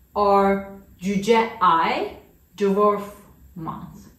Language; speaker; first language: English; non-native, fluent; Turkish